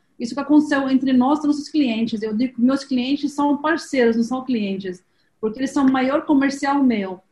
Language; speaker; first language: Portuguese; non-native, fluent; Arabic